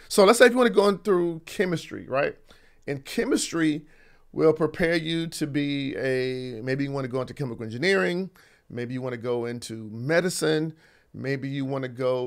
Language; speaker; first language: English; native; English